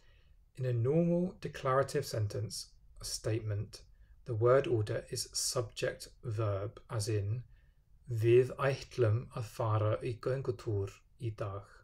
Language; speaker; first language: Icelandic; non-native, fluent; English